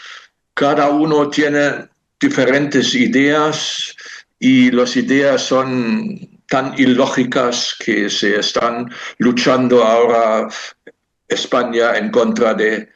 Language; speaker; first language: Spanish; non-native, fluent; German